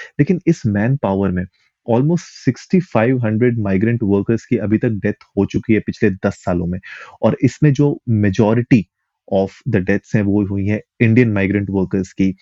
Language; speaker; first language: Hindi; native; Hindi